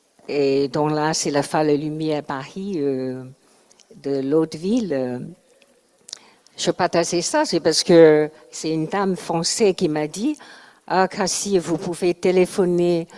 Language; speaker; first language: French; non-native, learner; Chinese